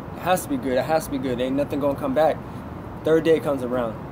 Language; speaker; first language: English; native; English